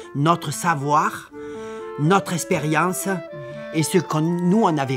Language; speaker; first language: French; native; French